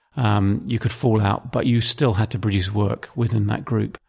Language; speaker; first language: English; native; English